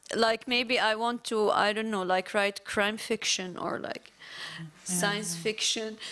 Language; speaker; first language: English; non-native, fluent; Arabic